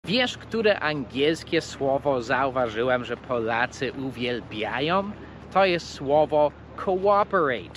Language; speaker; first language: Polish; non-native, fluent; English